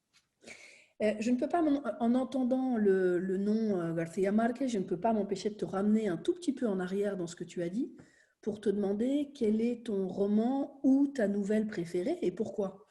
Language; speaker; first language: French; native; French